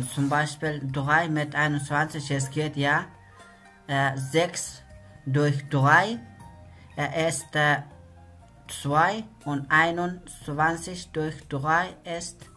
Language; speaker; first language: German; non-native, learner; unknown